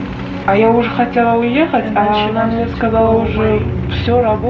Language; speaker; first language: Russian; non-native, learner; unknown